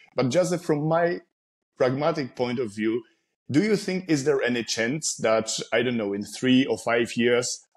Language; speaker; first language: English; non-native, fluent; Polish